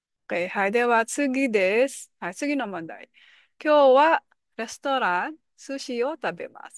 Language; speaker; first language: Japanese; non-native, learner; Filipino